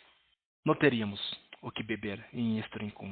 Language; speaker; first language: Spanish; non-native, learner; Portuguese